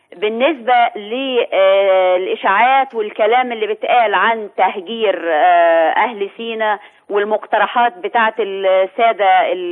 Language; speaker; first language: Arabic; native; Arabic